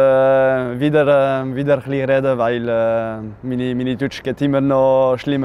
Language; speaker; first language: German; non-native, local second language; French